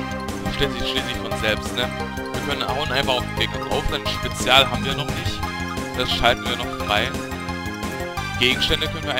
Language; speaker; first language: German; native; German